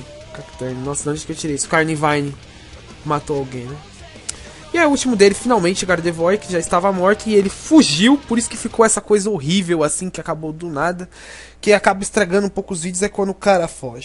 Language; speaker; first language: Portuguese; native; Portuguese